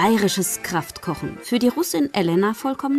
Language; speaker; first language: German; native; German